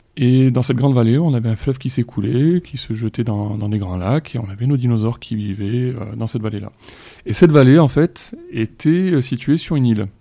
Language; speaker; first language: French; native; French